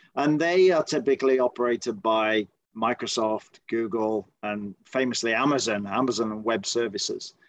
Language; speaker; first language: English; native; English